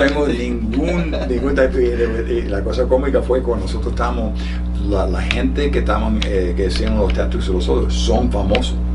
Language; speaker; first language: Spanish; early bilingual, heritage; Spanish